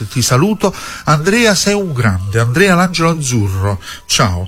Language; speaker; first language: Italian; native; Italian